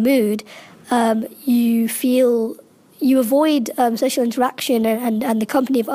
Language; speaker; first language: English; native; English